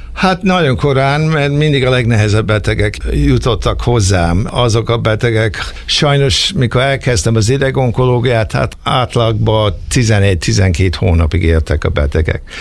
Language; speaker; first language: Hungarian; early bilingual, heritage; Hungarian